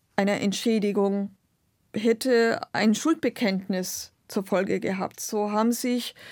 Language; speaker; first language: German; non-native, local second language; Romany